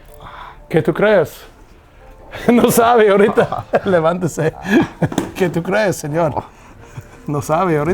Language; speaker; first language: Spanish; non-native, learner; English